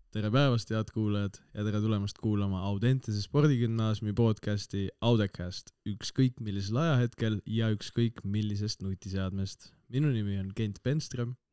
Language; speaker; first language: Estonian; native; Estonian